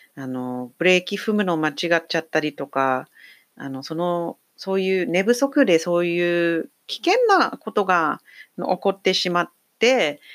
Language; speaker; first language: Japanese; non-native, fluent; English